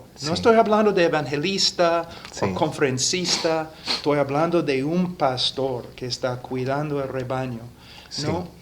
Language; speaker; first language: Spanish; non-native, fluent; English